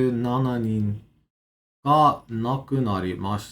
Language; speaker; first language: Japanese; non-native, learner; English